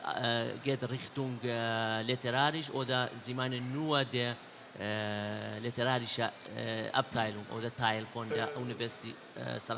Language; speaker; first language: German; non-native, learner; Central Kurdish